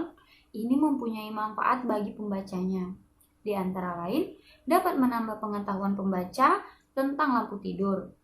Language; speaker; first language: Indonesian; native; Indonesian